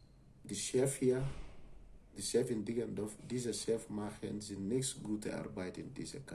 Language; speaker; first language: German; non-native, learner; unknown